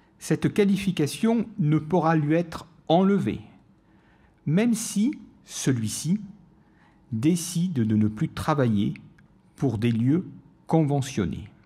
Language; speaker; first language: French; native; French